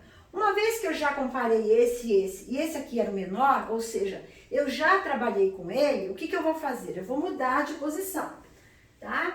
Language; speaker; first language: Portuguese; native; Portuguese